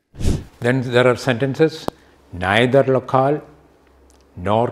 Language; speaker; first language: German; non-native, fluent; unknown